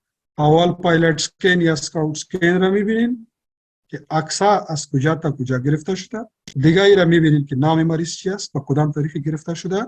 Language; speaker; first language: Persian; non-native, local second language; Pashto